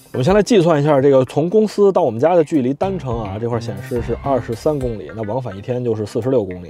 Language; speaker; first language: Chinese; native; Chinese